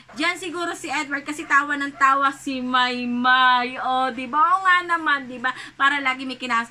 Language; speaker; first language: Filipino; native; Filipino